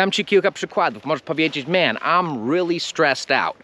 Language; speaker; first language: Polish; non-native, fluent; English